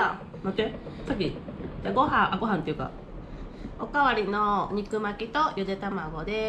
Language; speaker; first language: Japanese; native; Japanese